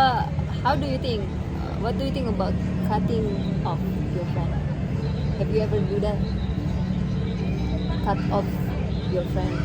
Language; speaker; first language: English; non-native, fluent; Indonesian